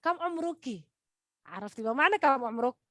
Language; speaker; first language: Arabic; non-native, fluent; Indonesian